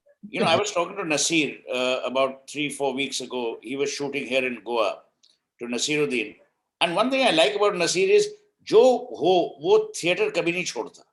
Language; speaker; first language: English; non-native, local second language; Hindi